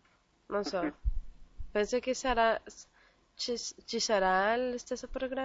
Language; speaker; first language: Italian; non-native, learner; Spanish